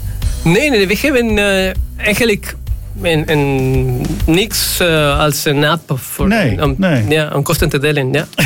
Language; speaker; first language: Dutch; non-native, learner; Spanish